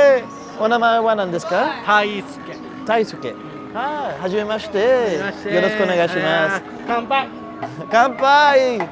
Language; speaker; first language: Japanese; non-native, learner; English